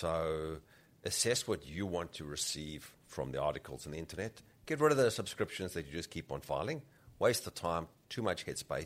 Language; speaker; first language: English; native; English